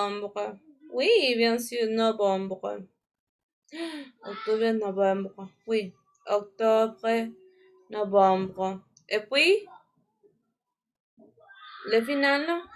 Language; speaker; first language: French; non-native, fluent; Spanish